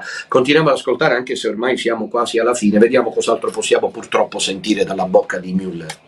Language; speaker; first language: Italian; native; Italian